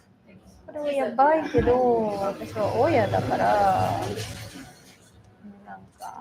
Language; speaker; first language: Japanese; non-native, learner; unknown